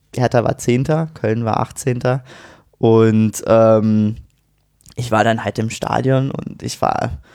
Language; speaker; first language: German; native; German